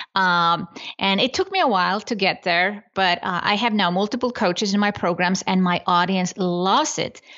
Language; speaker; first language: English; non-native, fluent; Icelandic